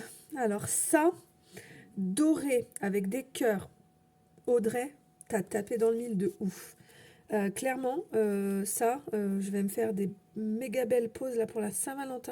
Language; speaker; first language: French; native; French